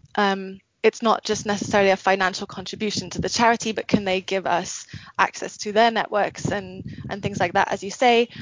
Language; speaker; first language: English; native; English